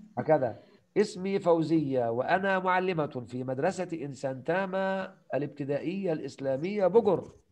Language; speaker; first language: Arabic; non-native, fluent; Indonesian